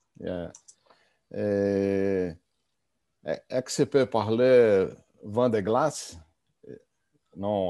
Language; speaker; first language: French; non-native, learner; Portuguese